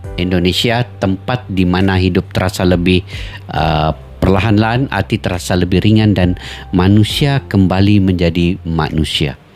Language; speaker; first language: Indonesian; native; Indonesian